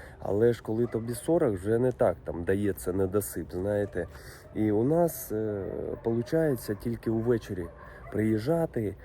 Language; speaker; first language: Ukrainian; non-native, local second language; Russian